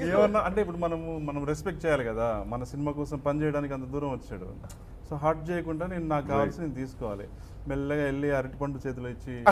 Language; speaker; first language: Telugu; native; Telugu